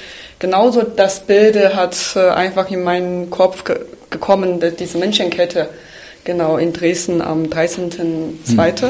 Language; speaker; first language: German; non-native, fluent; Chinese